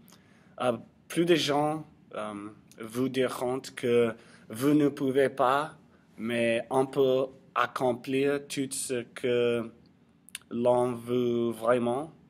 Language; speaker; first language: French; non-native, learner; English